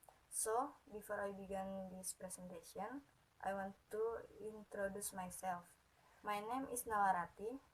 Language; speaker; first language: English; non-native, learner; Indonesian